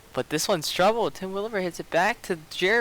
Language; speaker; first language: English; native; English